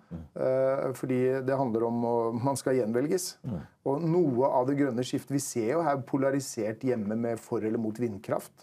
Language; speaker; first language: Norwegian; native; Norwegian